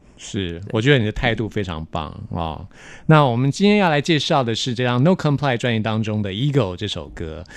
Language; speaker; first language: Chinese; native; Chinese